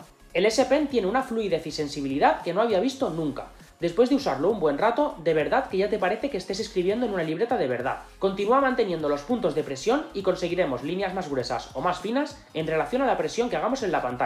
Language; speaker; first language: Spanish; native; Spanish